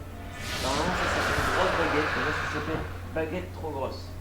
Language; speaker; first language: French; native; French